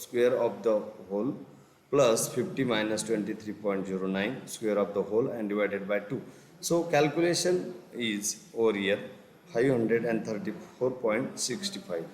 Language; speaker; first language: English; non-native, local second language; Marathi